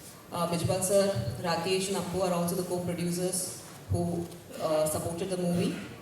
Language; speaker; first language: English; non-native, local second language; Malayalam